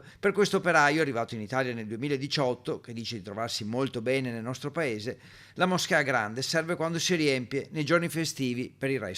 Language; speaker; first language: Italian; native; Italian